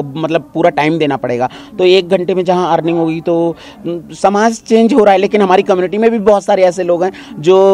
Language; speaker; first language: Hindi; native; Hindi